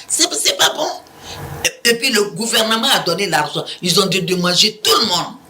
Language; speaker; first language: French; non-native, local second language; Mandingo